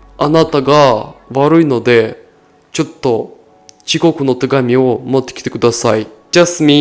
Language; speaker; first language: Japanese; non-native, learner; Russian